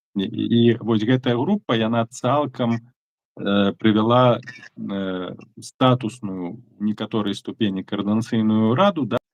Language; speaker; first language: Belarusian; native; Belarusian